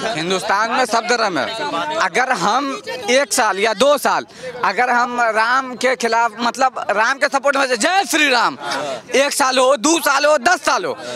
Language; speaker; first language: Hindi; native; Hindi